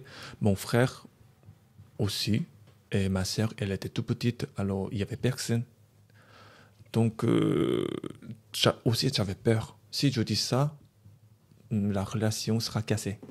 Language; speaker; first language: French; non-native, learner; Korean